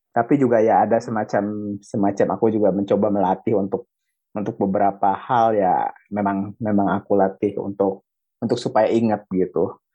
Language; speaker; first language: Indonesian; native; Indonesian